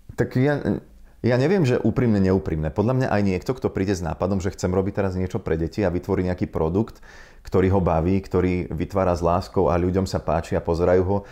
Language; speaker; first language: Slovak; native; Slovak